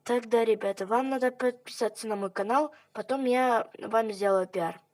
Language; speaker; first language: Russian; non-native, local second language; Kazakh